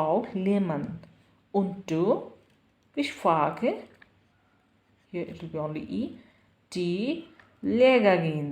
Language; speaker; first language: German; non-native, learner; Bangla